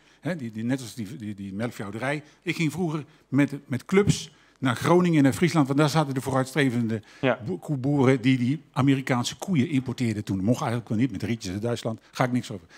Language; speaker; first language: Dutch; native; Dutch